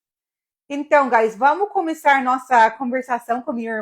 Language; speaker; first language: Portuguese; non-native, fluent; English